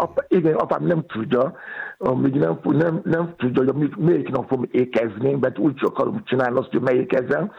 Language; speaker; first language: Hungarian; non-native, learner; Yoruba